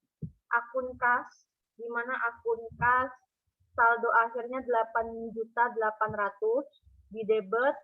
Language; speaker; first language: Indonesian; native; Indonesian